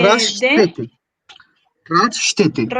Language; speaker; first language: German; non-native, fluent; Spanish